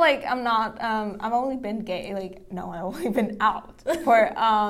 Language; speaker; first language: English; non-native, fluent; Vietnamese